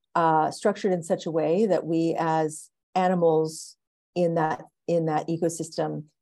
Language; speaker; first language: English; native; English